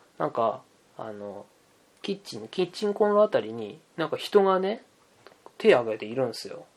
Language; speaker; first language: Japanese; native; Japanese